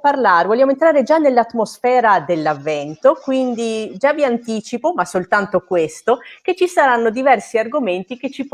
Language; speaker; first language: Italian; native; Italian